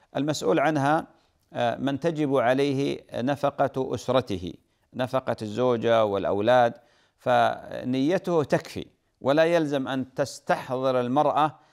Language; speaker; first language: Arabic; native; Arabic